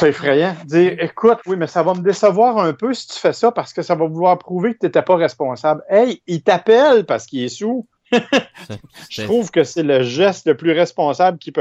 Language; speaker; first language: French; native; French